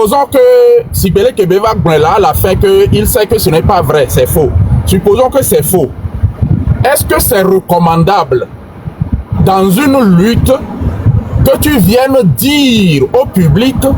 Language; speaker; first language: French; non-native, local second language; Ewe